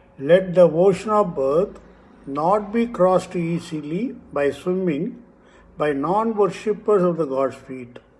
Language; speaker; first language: English; non-native, local second language; Tamil